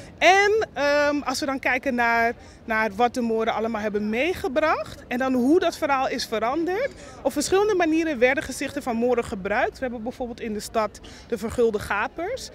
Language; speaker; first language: Dutch; non-native, local second language; Papiamento